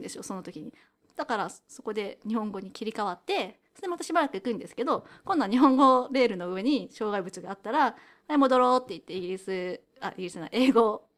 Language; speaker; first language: Japanese; native; Japanese